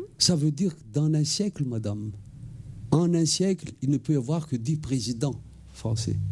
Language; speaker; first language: French; non-native, local second language; Malagasy